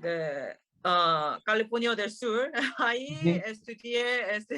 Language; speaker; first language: Spanish; non-native, learner; Korean